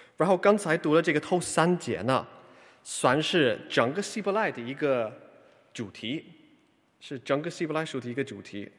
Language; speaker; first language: Chinese; non-native, fluent; English